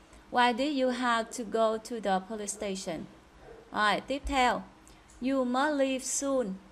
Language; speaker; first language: English; non-native, fluent; Vietnamese